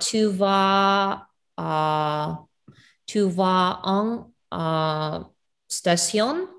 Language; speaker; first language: French; non-native, learner; English